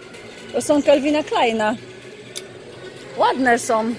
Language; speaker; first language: Polish; native; Polish